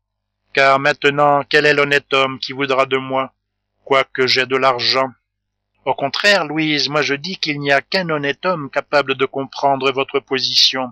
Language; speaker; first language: French; native; French